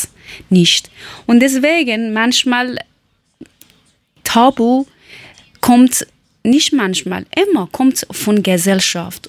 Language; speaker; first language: German; non-native, learner; Persian